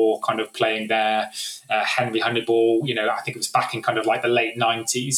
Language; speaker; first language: English; native; English